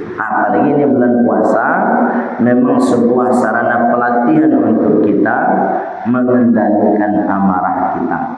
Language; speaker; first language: Malay; non-native, local second language; Minangkabau